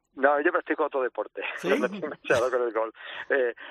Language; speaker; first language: Spanish; native; Spanish